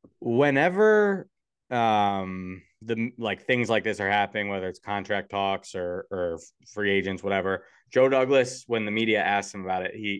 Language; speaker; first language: English; native; English